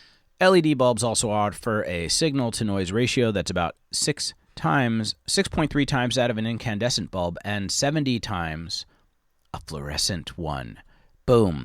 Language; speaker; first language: English; native; English